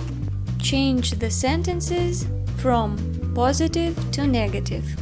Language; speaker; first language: English; non-native, fluent; Russian